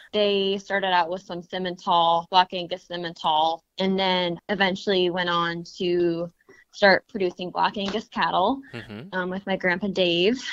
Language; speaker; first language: English; native; English